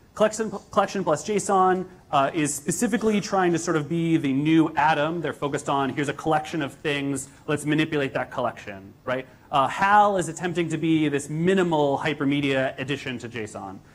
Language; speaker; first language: English; native; English